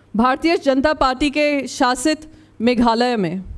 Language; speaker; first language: Hindi; native; Hindi